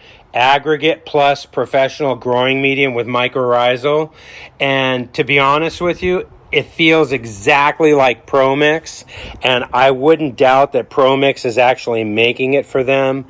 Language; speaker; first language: English; native; English